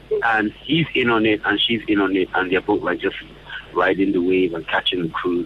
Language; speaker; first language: English; non-native, local second language; Yoruba